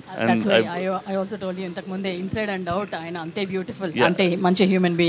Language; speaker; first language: Telugu; native; Telugu